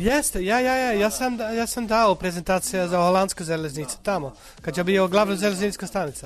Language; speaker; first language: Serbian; non-native, learner; Dutch